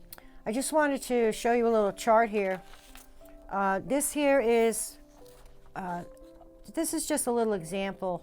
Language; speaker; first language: English; native; English